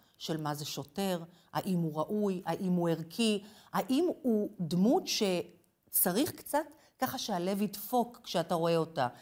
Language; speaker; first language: Hebrew; non-native, fluent; English